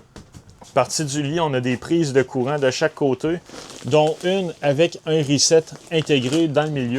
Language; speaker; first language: French; native; French